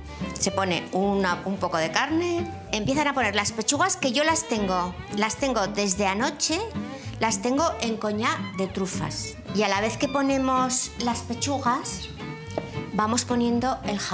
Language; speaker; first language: Spanish; native; Spanish